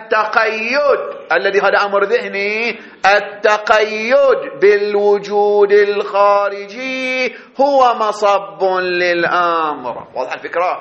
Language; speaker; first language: Arabic; native; Arabic